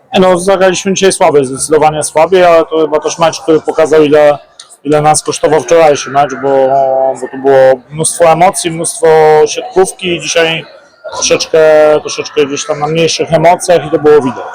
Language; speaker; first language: Polish; native; Polish